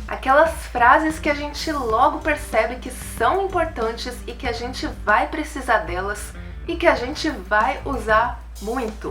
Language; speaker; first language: Portuguese; native; Portuguese